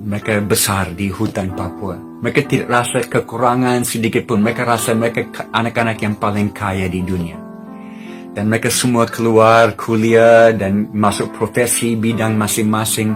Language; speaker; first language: Indonesian; non-native, fluent; English